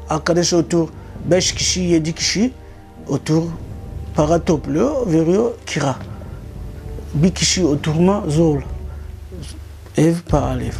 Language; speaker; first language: Turkish; non-native, learner; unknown